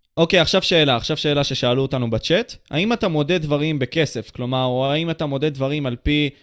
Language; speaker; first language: Hebrew; native; Hebrew